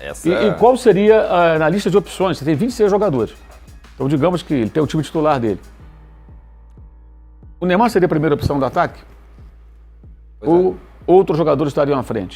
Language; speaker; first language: Portuguese; native; Portuguese